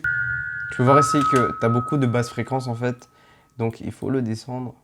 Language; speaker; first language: French; native; French